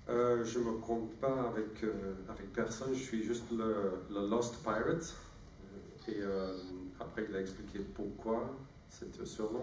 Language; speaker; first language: French; non-native, fluent; English